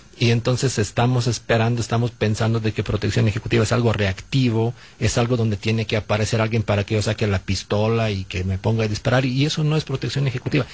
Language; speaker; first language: Spanish; non-native, fluent; Serbian